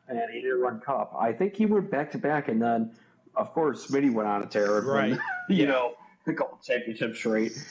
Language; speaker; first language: English; native; English